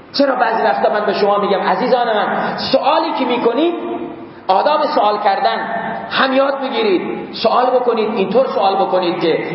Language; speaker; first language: Persian; non-native, local second language; Baluchi